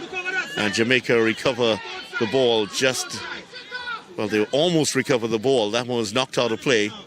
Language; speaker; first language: English; native; English